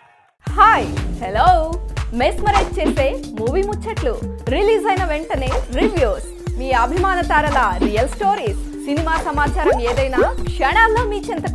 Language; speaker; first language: Telugu; native; Telugu